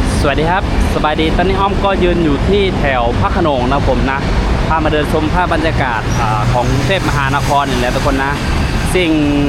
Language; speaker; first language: Thai; non-native, fluent; Lao